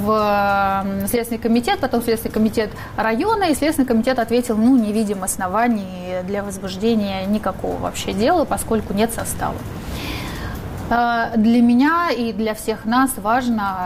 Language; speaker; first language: Russian; native; Russian